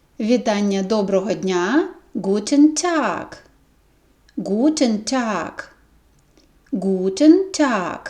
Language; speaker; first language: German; non-native, fluent; Ukrainian